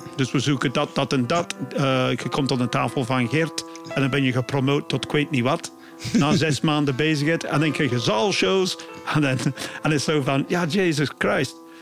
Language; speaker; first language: Dutch; non-native, fluent; English